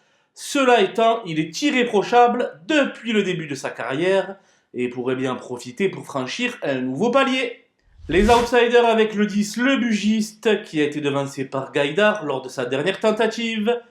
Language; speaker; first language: French; native; French